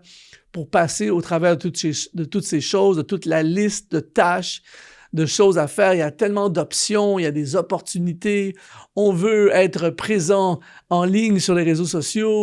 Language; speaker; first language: French; native; French